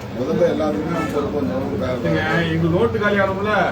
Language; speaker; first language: Tamil; native; Tamil